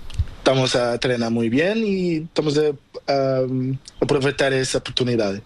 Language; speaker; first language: Spanish; non-native, learner; Portuguese